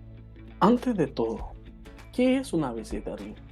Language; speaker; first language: Spanish; non-native, local second language; Haitian Creole